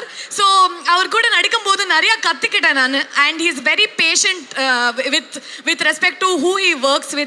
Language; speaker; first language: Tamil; non-native, learner; Kannada